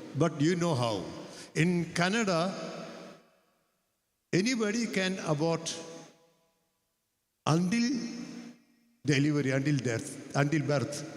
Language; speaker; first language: English; non-native, local second language; Malayalam